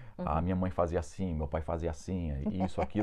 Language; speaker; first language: Portuguese; non-native, fluent; English